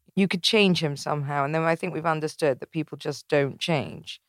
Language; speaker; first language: English; native; English